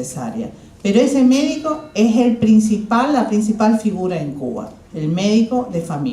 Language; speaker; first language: Spanish; native; Spanish